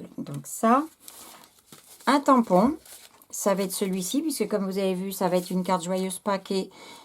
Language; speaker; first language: French; native; French